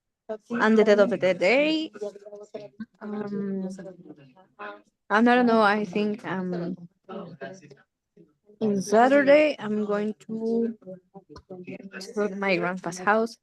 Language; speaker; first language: English; non-native, learner; Spanish